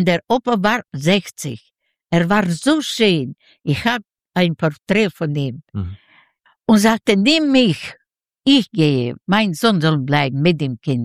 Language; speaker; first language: German; non-native, learner; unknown